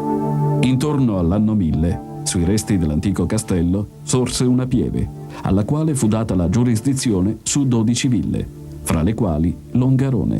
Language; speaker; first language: Italian; native; Italian